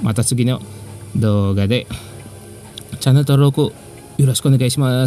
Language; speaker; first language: Japanese; non-native, fluent; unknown